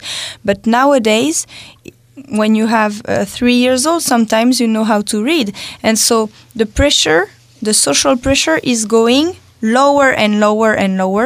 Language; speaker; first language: English; non-native, fluent; French